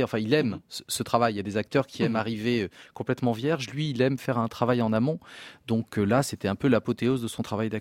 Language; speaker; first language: French; native; French